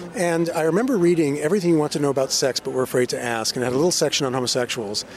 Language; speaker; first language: English; native; English